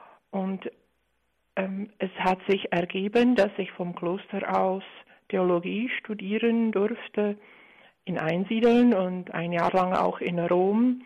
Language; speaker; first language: German; non-native, fluent; Czech